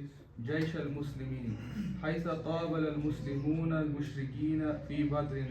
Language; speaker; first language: Arabic; non-native, learner; Urdu